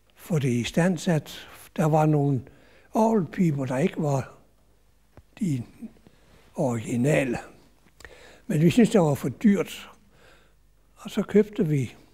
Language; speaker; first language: Danish; native; Danish